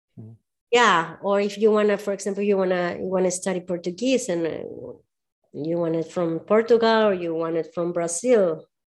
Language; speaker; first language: English; non-native, fluent; Spanish